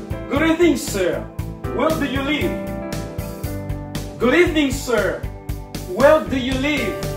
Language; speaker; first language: English; non-native, fluent; Haitian Creole